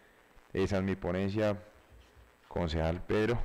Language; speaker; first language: Spanish; native; Spanish